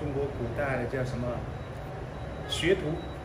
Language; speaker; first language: Chinese; native; Chinese